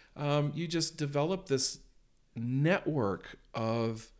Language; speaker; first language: English; native; English